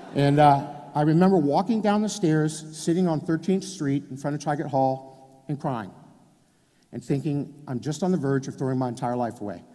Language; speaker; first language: English; native; English